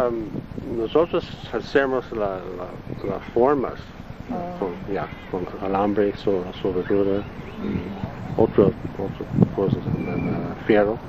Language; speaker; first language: Spanish; non-native, learner; Italian